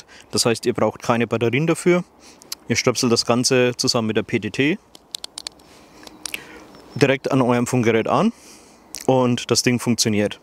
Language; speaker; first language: German; native; German